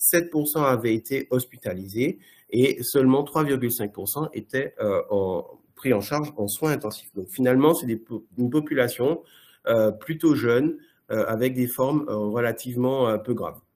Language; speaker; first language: French; native; French